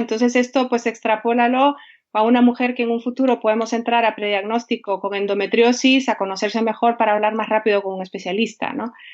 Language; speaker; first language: Spanish; native; Spanish